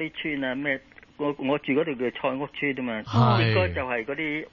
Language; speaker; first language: Cantonese; native; Cantonese